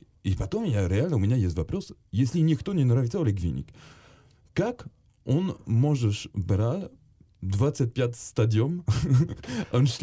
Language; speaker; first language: Russian; non-native, learner; French